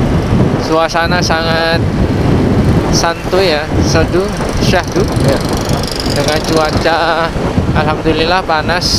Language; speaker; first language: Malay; non-native, local second language; Javanese